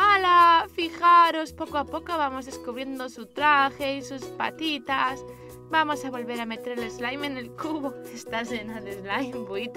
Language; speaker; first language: Spanish; native; Spanish